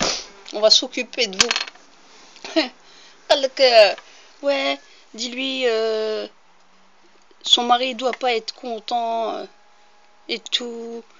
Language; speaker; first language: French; early bilingual, other home language; Arabic